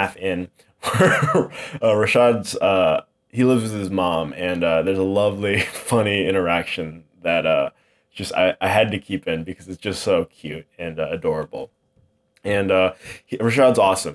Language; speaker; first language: English; native; English